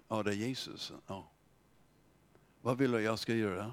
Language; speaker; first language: Swedish; non-native, fluent; English